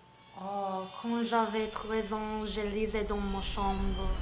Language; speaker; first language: French; non-native, learner; English